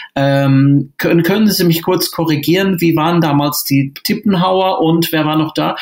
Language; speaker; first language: German; non-native, fluent; English